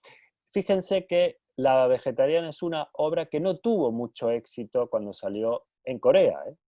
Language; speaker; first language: Spanish; native; Spanish